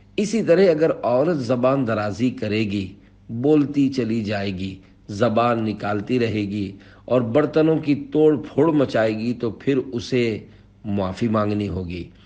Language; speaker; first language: Urdu; native; Urdu